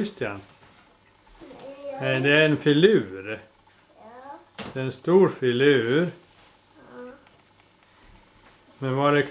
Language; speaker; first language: Swedish; early bilingual, other home language; Estonian